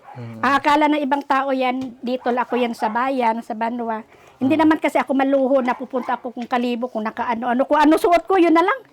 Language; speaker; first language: Filipino; non-native, local second language; Aklanon